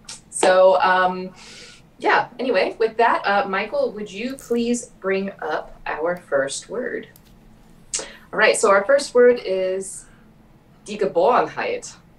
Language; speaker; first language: English; native; English